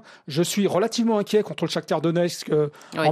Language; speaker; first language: French; native; French